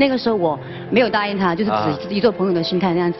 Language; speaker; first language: Chinese; native; Chinese